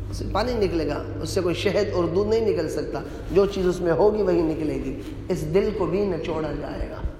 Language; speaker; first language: Urdu; native; Urdu